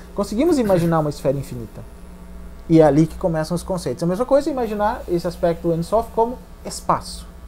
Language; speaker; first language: Portuguese; native; Portuguese